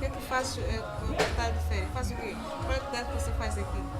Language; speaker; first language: Portuguese; native; Portuguese